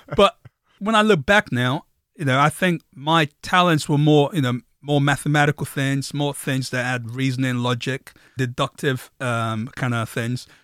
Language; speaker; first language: English; non-native, local second language; Yoruba